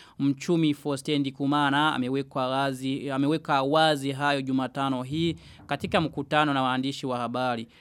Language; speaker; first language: Swahili; non-native, local second language; Rundi